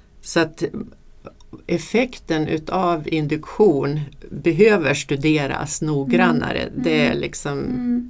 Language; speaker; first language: Swedish; native; Swedish